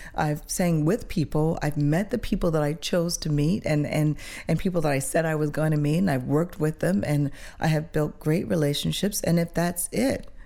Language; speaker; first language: English; early bilingual, other home language; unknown